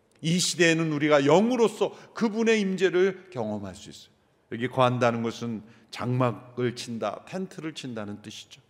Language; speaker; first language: Korean; native; Korean